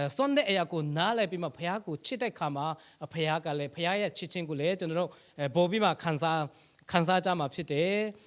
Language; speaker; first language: Burmese; non-native, local second language; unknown